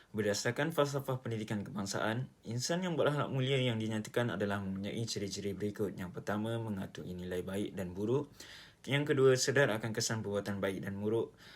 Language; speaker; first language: Malay; native; Malay